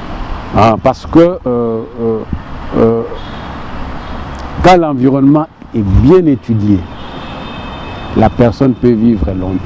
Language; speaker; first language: French; non-native, local second language; Lingala